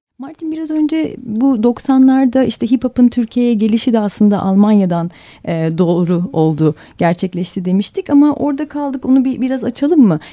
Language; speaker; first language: Turkish; native; Turkish